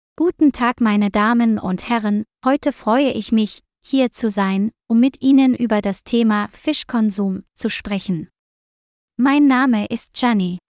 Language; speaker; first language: German; non-native, learner; Vietnamese